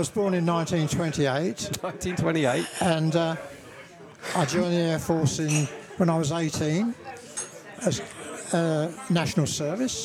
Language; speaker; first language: English; native; English